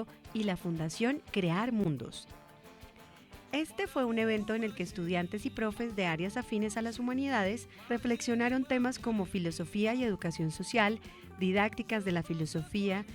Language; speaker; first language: Spanish; native; Spanish